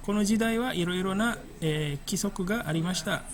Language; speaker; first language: Japanese; non-native, fluent; Indonesian